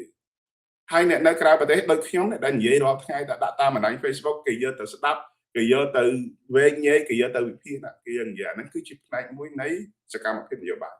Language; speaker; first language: Khmer; native; Khmer